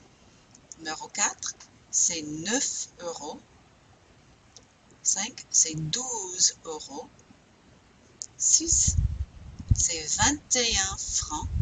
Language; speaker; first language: French; non-native, fluent; English